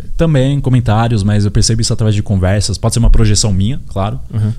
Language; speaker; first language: Portuguese; early bilingual, heritage; Portuguese